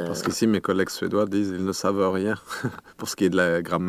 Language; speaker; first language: French; native; French